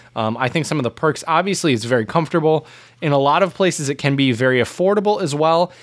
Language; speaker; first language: English; native; English